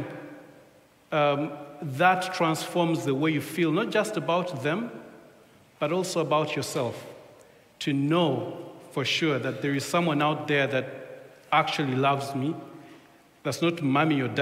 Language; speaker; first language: English; non-native, local second language; Ganda